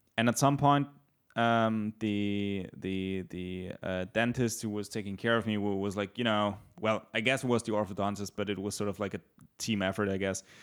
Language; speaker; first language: English; non-native, fluent; German